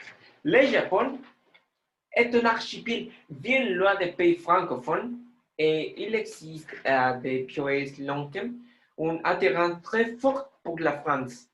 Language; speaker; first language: French; non-native, learner; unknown